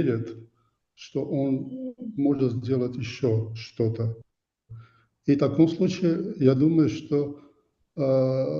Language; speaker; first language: Russian; non-native, fluent; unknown